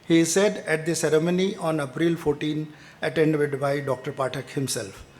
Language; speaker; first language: English; non-native, local second language; Hindi